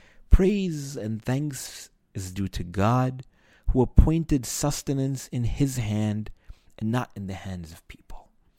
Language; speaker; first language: English; native; English